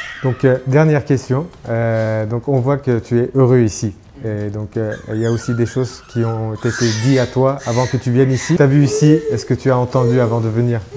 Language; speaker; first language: French; non-native, fluent; Turkish